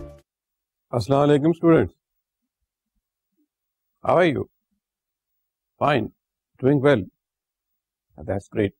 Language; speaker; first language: English; non-native, local second language; Urdu